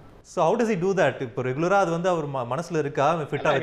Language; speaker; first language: Tamil; native; Tamil